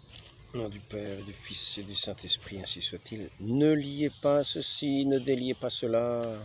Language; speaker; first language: French; native; French